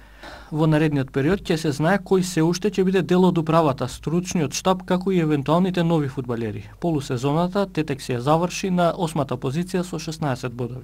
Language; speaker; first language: Macedonian; native; Macedonian